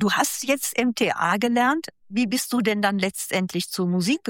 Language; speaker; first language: German; native; German